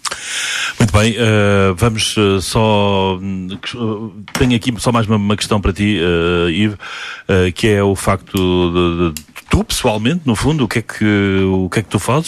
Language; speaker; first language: Portuguese; native; Portuguese